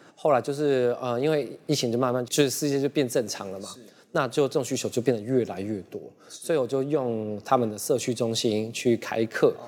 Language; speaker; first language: Chinese; non-native, local second language; Cantonese